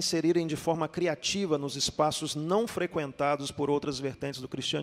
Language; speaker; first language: Portuguese; native; Portuguese